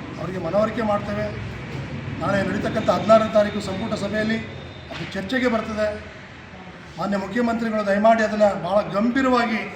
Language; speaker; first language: Kannada; non-native, local second language; Lambadi